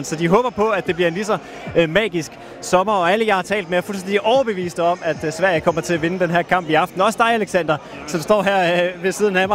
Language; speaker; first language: Danish; native; Danish